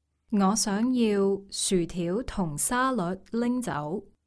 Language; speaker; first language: Cantonese; native; Cantonese